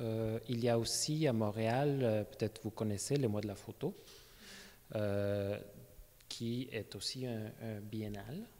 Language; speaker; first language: French; non-native, fluent; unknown